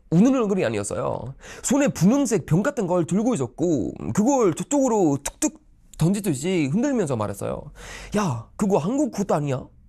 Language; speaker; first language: Korean; non-native, fluent; Swedish